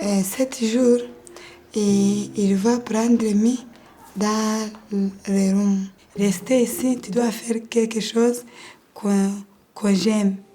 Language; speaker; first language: French; non-native, learner; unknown